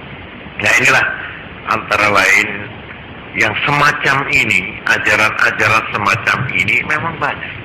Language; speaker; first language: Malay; non-native, local second language; Javanese